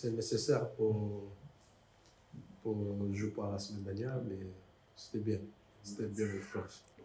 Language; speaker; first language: French; non-native, learner; Fijian